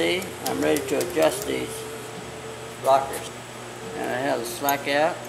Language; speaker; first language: English; native; English